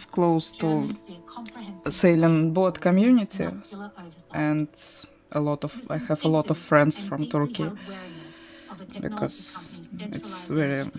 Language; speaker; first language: English; non-native, learner; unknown